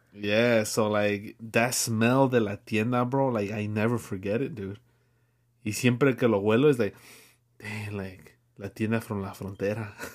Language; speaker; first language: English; early bilingual, other home language; Spanish